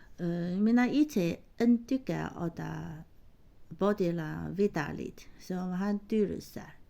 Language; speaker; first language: Finnish; non-native, learner; Chinese